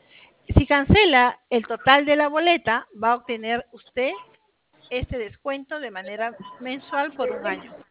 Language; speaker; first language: Spanish; native; Spanish